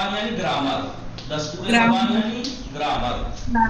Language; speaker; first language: Persian; non-native, fluent; Urdu